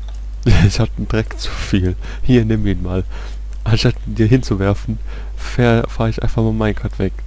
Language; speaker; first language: German; native; German